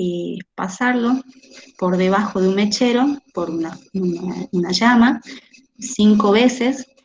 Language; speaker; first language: Spanish; native; Spanish